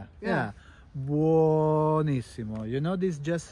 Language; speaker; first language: English; non-native, fluent; Italian